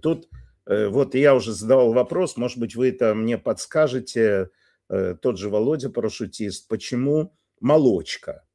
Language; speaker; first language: Russian; non-native, local second language; Polish